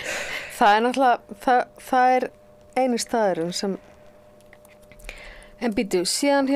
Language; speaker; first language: Icelandic; native; Icelandic